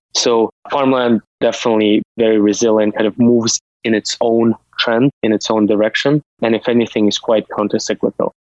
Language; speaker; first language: English; non-native, fluent; Russian